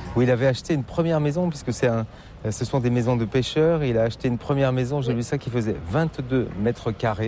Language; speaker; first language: French; native; French